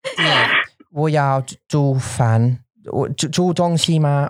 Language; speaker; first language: Chinese; non-native, learner; English